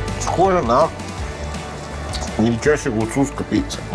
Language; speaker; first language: Ukrainian; non-native, learner; Italian